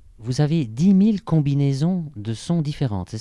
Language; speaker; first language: French; native; French